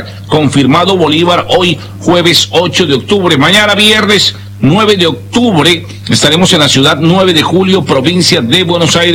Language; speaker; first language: Spanish; native; Spanish